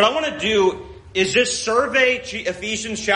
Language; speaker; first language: English; native; English